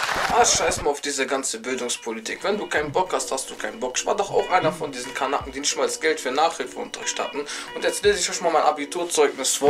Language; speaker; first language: German; native; German